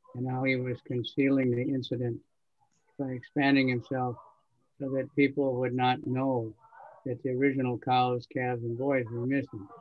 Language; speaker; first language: English; native; English